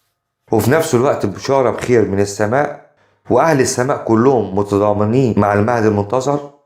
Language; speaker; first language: Arabic; native; Arabic